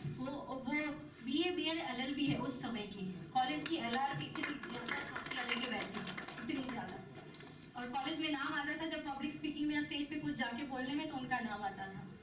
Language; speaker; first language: Hindi; non-native, local second language; Gujarati